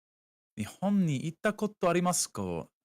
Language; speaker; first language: Japanese; non-native, learner; English